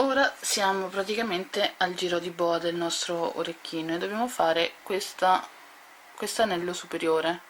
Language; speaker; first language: Italian; native; Italian